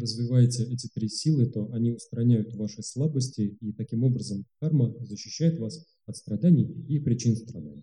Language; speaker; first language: Russian; native; Russian